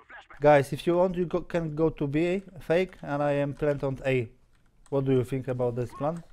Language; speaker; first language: English; non-native, learner; Polish